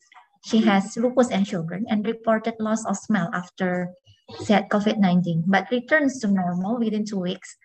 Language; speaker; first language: English; non-native, fluent; Indonesian